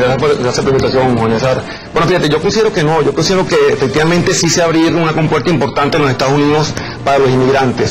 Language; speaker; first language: Spanish; native; Spanish